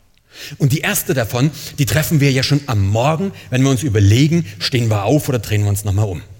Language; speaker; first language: German; native; German